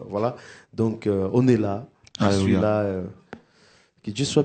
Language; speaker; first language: French; non-native, local second language; Lingala